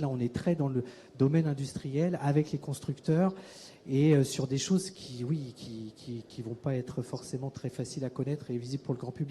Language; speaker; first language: French; native; French